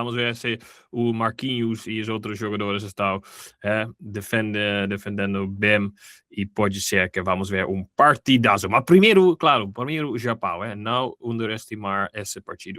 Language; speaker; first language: Portuguese; non-native, fluent; Dutch